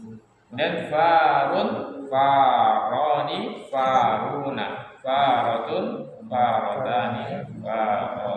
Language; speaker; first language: Arabic; non-native, fluent; Indonesian